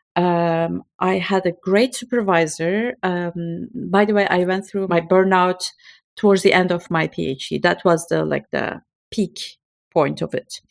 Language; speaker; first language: English; non-native, fluent; Turkish